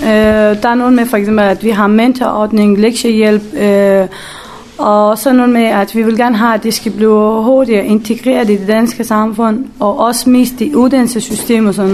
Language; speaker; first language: Danish; early bilingual, other home language; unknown